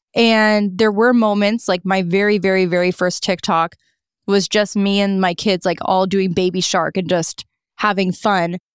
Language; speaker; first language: English; native; English